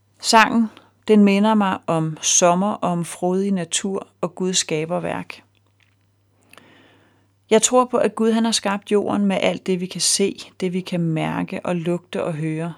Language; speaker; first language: Danish; native; Danish